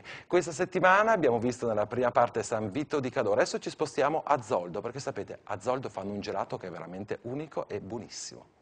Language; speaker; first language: Italian; native; Italian